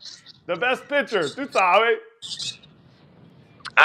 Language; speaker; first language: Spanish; non-native, learner; English